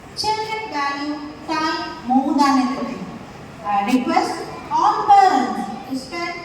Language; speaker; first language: English; non-native, local second language; Malayalam